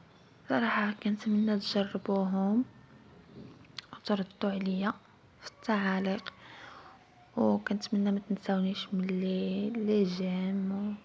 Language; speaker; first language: Arabic; native; Arabic